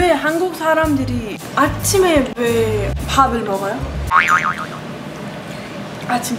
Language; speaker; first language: Korean; non-native, learner; Persian